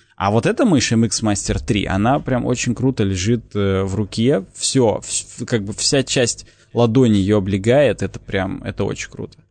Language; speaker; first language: Russian; native; Russian